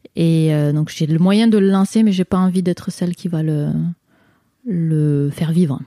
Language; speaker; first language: French; native; French